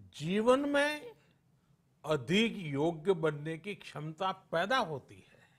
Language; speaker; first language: Hindi; non-native, local second language; Gujarati